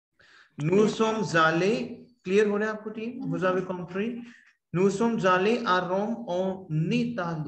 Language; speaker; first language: French; non-native, fluent; Hindi